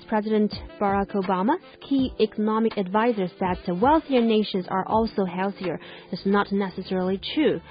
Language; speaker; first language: English; non-native, fluent; Chinese